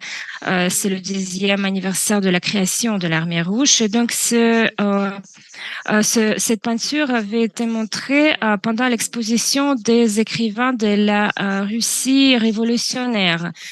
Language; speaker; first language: French; non-native, fluent; Russian